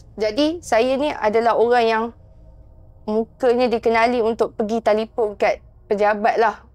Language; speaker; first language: Malay; native; Malay